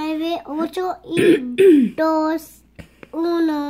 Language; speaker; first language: Spanish; early bilingual, heritage; Spanish